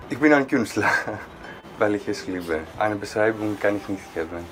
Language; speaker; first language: German; non-native, fluent; Greek